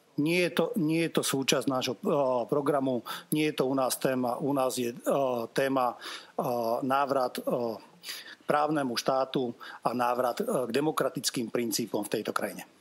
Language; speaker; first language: Slovak; non-native, local second language; Hungarian